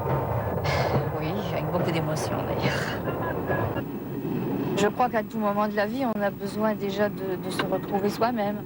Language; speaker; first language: French; native; French